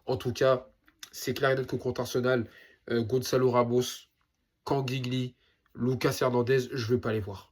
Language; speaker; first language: French; native; French